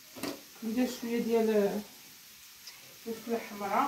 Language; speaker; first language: Arabic; native; Arabic